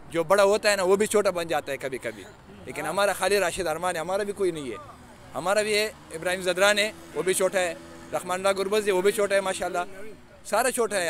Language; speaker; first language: Hindi; non-native, fluent; Pashto